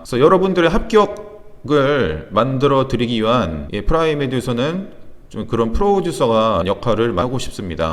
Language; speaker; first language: Korean; native; Korean